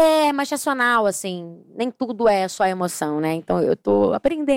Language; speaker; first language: Portuguese; native; Portuguese